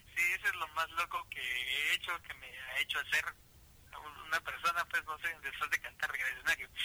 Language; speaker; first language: Spanish; native; Spanish